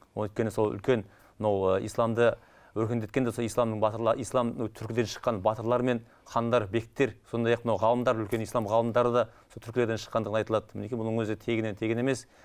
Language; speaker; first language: Kazakh; native; Kazakh